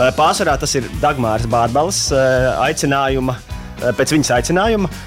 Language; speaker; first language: Latvian; native; Latvian